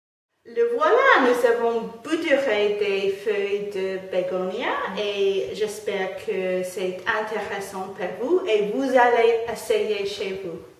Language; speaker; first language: French; non-native, learner; English